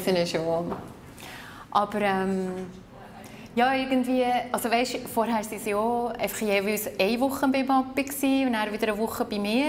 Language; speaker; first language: German; native; German